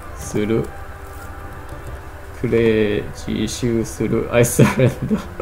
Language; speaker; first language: Japanese; non-native, learner; English